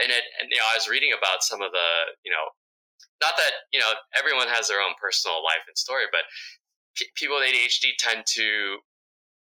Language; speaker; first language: English; early bilingual, other home language; Vietnamese